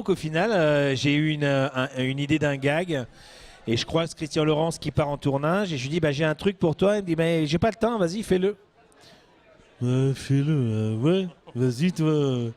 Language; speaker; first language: French; native; French